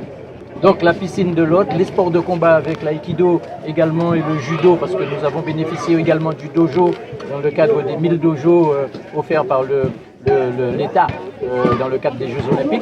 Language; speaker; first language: French; native; French